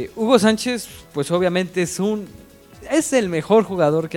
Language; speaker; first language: Spanish; native; Spanish